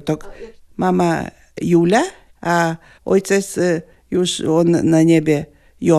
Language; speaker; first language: Polish; non-native, fluent; Lithuanian